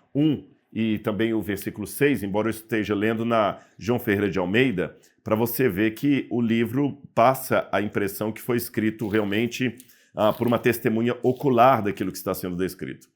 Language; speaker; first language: Portuguese; native; Portuguese